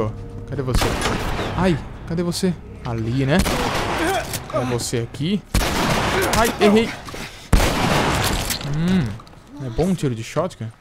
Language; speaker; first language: Portuguese; native; Portuguese